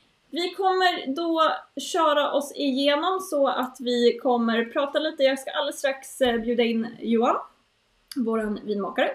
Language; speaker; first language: Swedish; native; Swedish